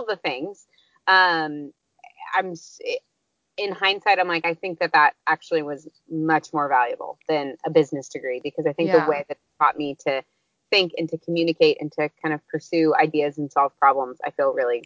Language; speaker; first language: English; native; English